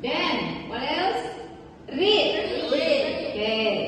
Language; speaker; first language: English; non-native, learner; Indonesian